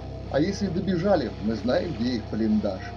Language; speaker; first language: Russian; native; Russian